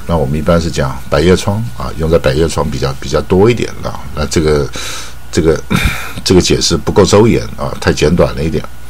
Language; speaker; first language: Chinese; native; Chinese